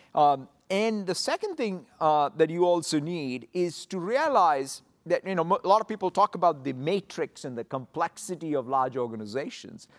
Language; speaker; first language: English; non-native, local second language; Telugu